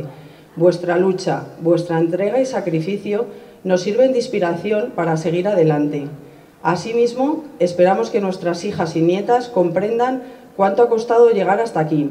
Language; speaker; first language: Spanish; native; Spanish